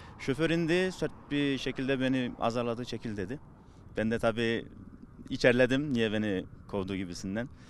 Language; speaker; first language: Turkish; early bilingual, heritage; Turkish